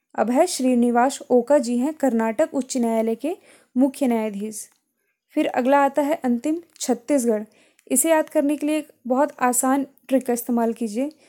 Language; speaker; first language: Hindi; native; Hindi